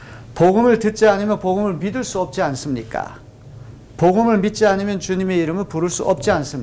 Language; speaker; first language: Korean; native; Korean